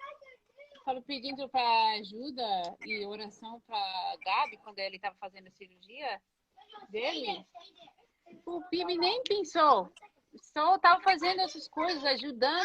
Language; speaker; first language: Portuguese; non-native, fluent; English